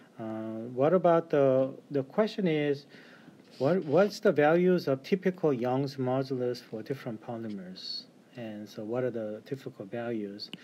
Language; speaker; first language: English; non-native, fluent; Korean